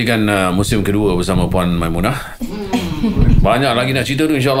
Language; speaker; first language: Malay; native; Malay